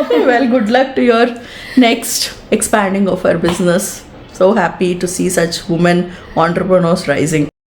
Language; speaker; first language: English; non-native, local second language; Telugu